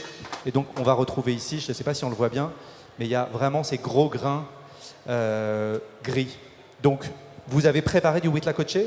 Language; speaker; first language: French; native; French